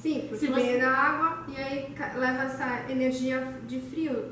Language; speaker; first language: Portuguese; native; Portuguese